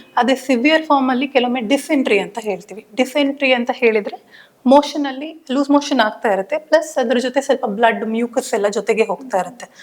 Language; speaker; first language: Kannada; native; Kannada